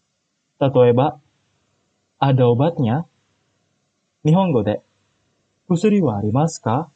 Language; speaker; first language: Japanese; non-native, fluent; Indonesian